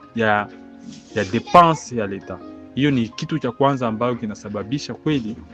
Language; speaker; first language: Swahili; native; Swahili